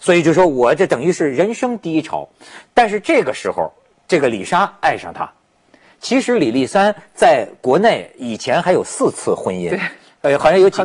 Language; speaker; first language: Chinese; native; Chinese